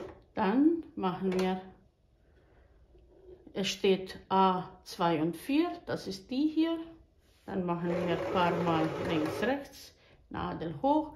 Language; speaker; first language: German; non-native, fluent; Bosnian